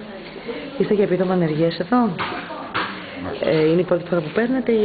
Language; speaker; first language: Greek; native; Greek